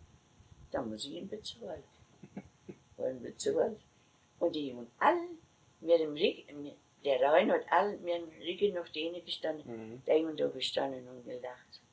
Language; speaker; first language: German; native; German